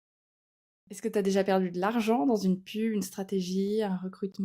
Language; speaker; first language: French; native; French